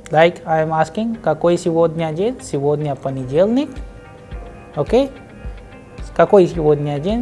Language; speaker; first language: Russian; non-native, fluent; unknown